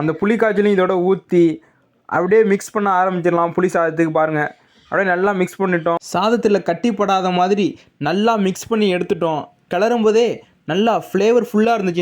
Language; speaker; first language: Tamil; native; Tamil